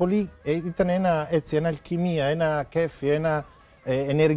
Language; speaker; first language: Greek; non-native, learner; Italian